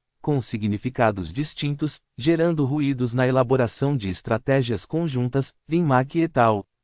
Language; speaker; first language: Portuguese; native; Portuguese